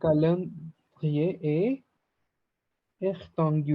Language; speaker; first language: French; non-native, learner; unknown